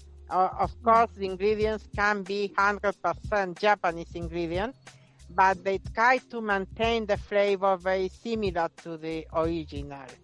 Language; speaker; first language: English; non-native, fluent; Spanish